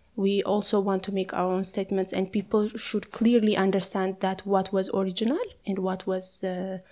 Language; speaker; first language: English; non-native, fluent; Amharic